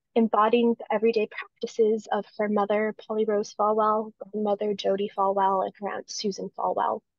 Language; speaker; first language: English; native; English